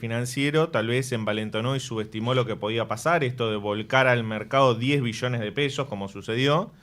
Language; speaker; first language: Spanish; native; Spanish